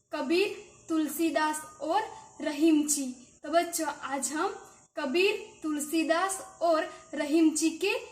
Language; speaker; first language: Hindi; non-native, local second language; Gujarati